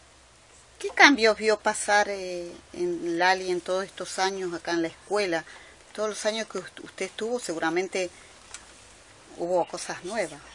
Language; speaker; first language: Spanish; native; Spanish